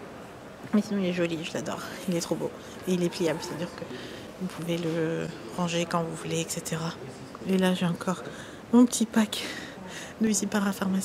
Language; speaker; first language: French; native; French